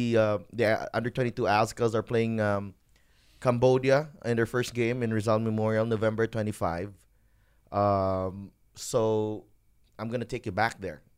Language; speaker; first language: English; non-native, local second language; Hiligaynon